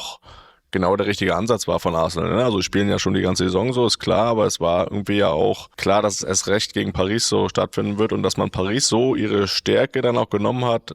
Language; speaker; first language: German; native; German